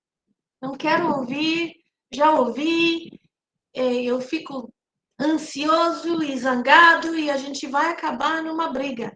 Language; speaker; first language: Portuguese; non-native, fluent; English